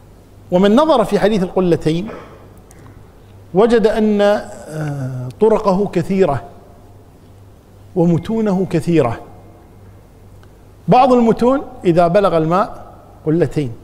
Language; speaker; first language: Arabic; native; Arabic